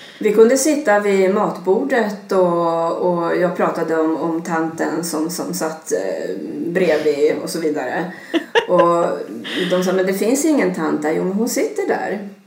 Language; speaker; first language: Swedish; early bilingual, other home language; Serbian